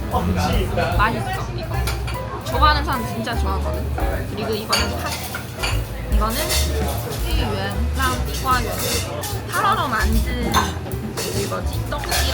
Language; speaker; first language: Korean; non-native, fluent; Chinese